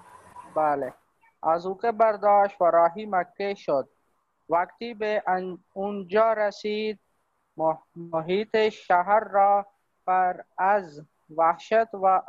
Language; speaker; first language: Persian; non-native, learner; Urdu